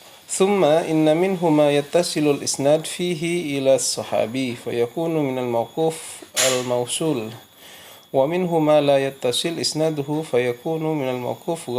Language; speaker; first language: Arabic; non-native, fluent; Indonesian